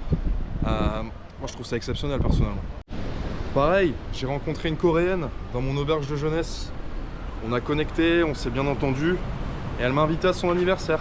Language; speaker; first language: French; native; French